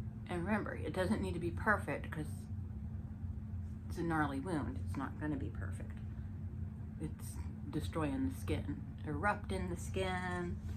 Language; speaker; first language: English; native; English